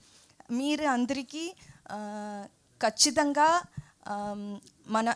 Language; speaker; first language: Telugu; non-native, learner; Tamil